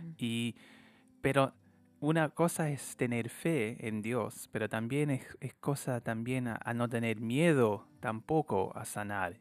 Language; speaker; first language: Spanish; early bilingual, heritage; Spanish